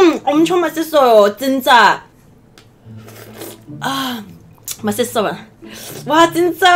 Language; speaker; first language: Korean; non-native, learner; Cantonese